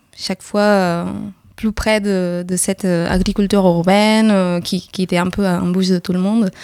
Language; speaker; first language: French; non-native, fluent; Spanish